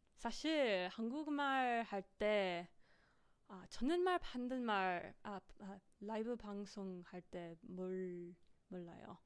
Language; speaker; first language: Korean; non-native, learner; English